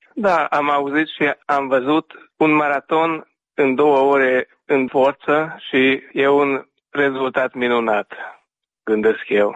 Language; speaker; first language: Romanian; non-native, local second language; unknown